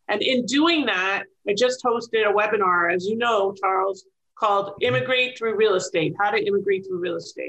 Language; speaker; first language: English; native; English